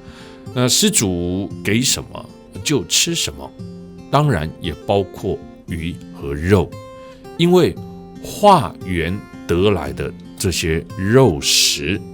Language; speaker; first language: Chinese; native; Chinese